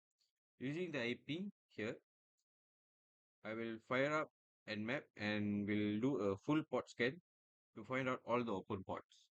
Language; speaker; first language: English; non-native, local second language; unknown